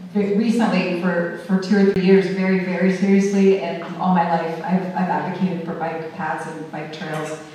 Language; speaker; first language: English; native; English